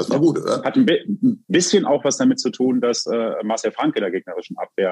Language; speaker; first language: German; native; German